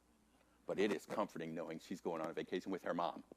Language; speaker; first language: English; native; English